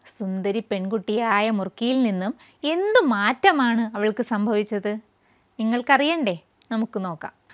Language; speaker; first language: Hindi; non-native, local second language; Malayalam